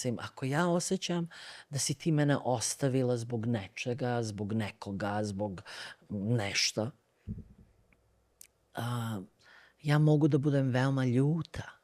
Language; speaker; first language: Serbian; early bilingual, other home language; Bosnian